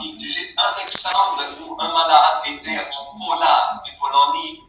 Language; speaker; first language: French; non-native, fluent; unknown